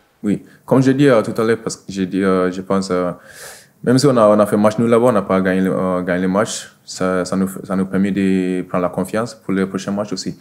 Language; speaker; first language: French; non-native, fluent; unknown